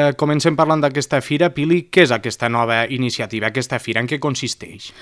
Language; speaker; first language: Catalan; native; Catalan